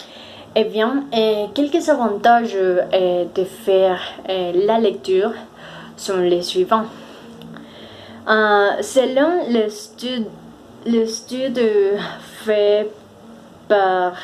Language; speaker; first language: French; non-native, fluent; Spanish